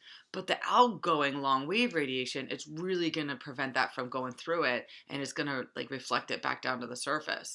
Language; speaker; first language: English; native; English